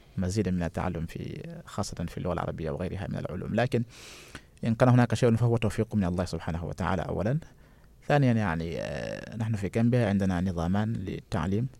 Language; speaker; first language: Arabic; non-native, fluent; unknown